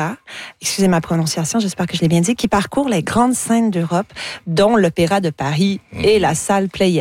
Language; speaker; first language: French; native; French